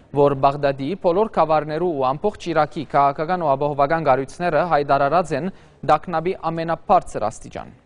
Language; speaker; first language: Armenian; early bilingual, heritage; Armenian